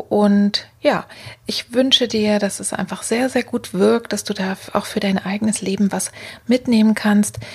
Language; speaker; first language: German; native; German